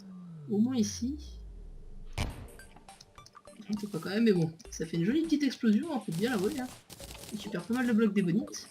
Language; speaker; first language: French; native; French